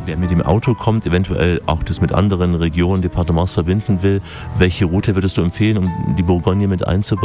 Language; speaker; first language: German; native; German